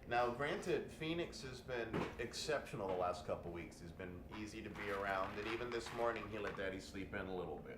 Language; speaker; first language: English; native; English